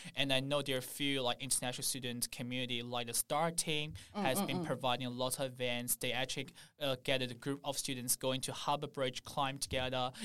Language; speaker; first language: English; non-native, fluent; Chinese